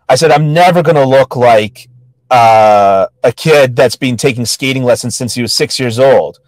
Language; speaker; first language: English; native; English